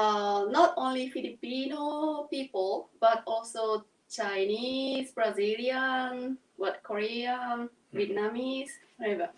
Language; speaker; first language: English; non-native, learner; Japanese